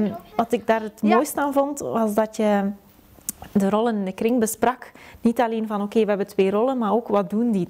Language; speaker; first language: Dutch; native; Dutch